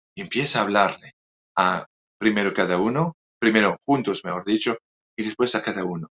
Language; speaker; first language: Spanish; non-native, fluent; French